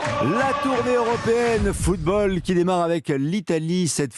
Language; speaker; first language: French; native; French